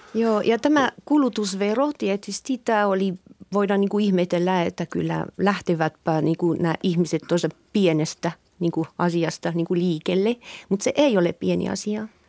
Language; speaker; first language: Finnish; non-native, fluent; French